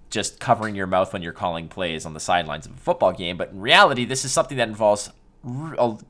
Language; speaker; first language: English; native; English